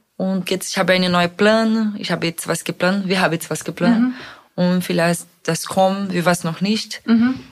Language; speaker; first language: German; non-native, fluent; Portuguese